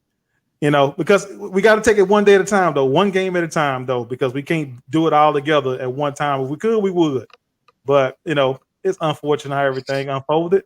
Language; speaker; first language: English; native; English